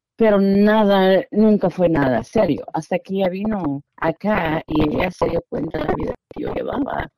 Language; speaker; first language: Spanish; native; Spanish